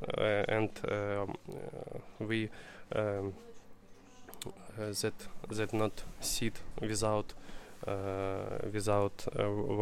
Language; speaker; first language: English; non-native, learner; Russian